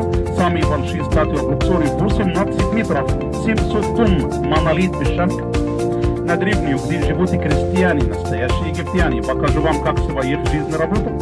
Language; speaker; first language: Russian; non-native, learner; Arabic